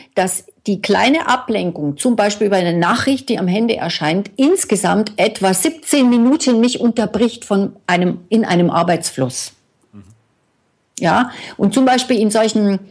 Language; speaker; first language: German; native; German